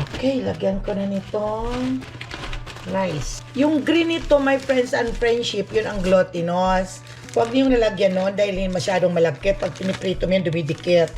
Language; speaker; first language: Filipino; non-native, local second language; Cebuano